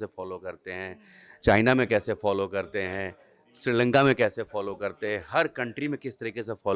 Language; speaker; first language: Hindi; native; Hindi